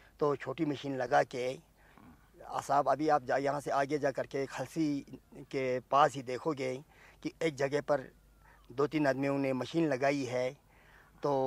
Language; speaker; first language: Urdu; non-native, local second language; Ladakhi